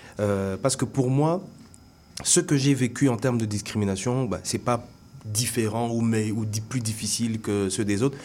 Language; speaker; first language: French; non-native, local second language; Lingala